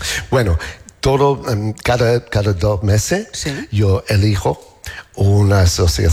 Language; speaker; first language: Spanish; non-native, learner; English